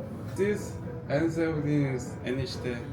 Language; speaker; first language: Turkish; non-native, fluent; Korean